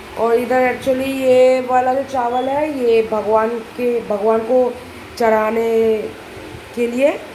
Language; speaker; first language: Hindi; non-native, local second language; Bangla